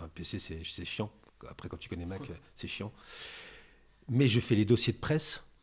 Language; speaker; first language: French; native; French